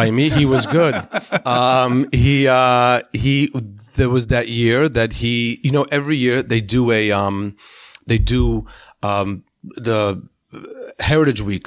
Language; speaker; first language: English; non-native, fluent; Hebrew